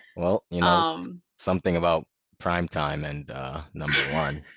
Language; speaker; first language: English; early bilingual, other home language; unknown